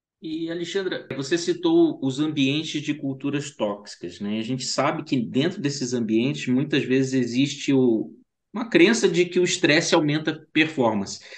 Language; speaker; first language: Portuguese; native; Portuguese